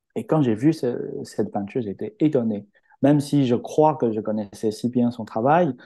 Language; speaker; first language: French; non-native, fluent; Chinese